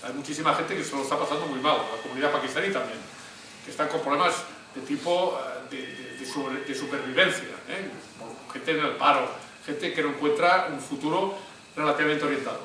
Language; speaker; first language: Spanish; native; Spanish